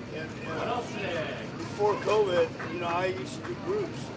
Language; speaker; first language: English; native; English